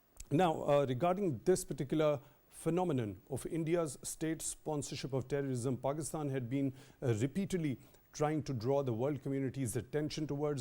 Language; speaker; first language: English; non-native, local second language; Urdu